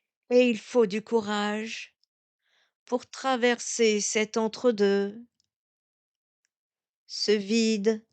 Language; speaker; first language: French; native; French